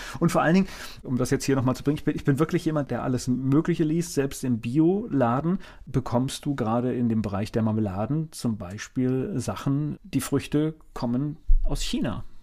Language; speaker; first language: German; native; German